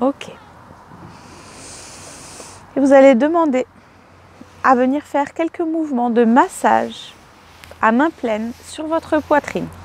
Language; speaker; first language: French; native; French